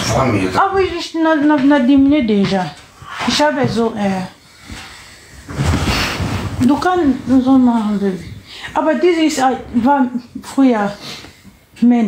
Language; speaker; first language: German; non-native, learner; Lingala